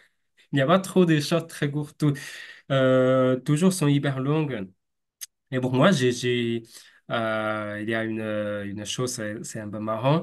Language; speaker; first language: French; non-native, fluent; Chinese